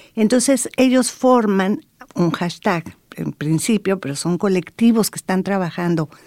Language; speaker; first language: Spanish; native; Spanish